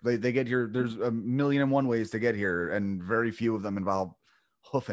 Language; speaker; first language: English; native; English